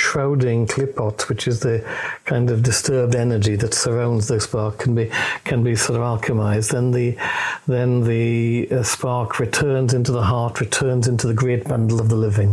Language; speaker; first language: English; native; English